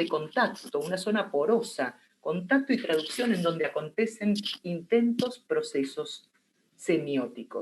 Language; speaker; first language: Spanish; native; Spanish